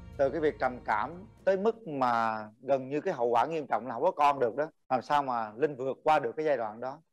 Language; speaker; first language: Vietnamese; native; Vietnamese